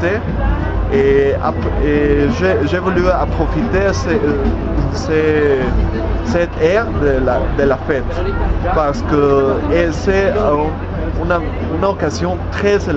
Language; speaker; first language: French; non-native, learner; Spanish